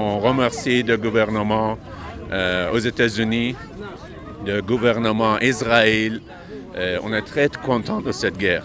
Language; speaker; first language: French; non-native, learner; Persian